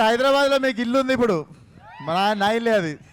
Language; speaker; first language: Telugu; native; Telugu